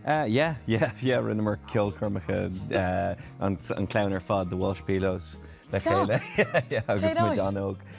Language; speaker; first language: Irish; non-native, local second language; English